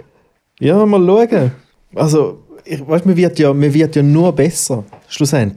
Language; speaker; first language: German; native; German